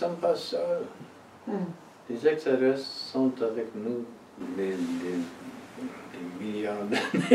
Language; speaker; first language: French; non-native, learner; English